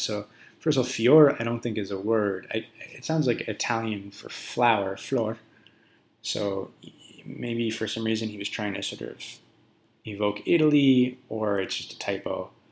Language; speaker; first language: English; native; English